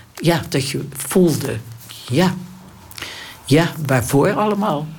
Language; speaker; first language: Dutch; native; Dutch